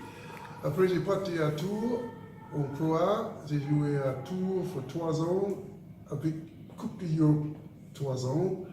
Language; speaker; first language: French; non-native, learner; English